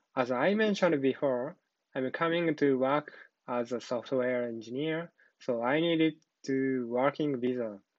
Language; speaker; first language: English; non-native, learner; Japanese